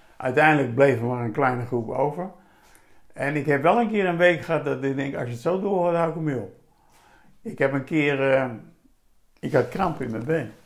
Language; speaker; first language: Dutch; native; Dutch